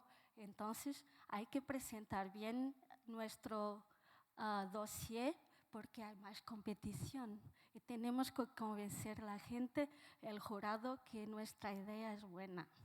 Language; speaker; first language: Spanish; non-native, fluent; Portuguese